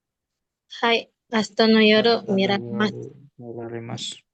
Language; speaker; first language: Japanese; non-native, learner; Indonesian